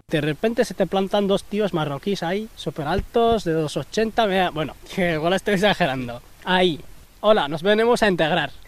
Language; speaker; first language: Spanish; early bilingual, other home language; Arabic